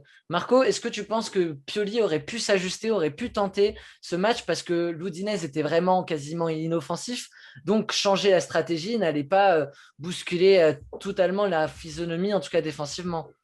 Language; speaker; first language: French; native; French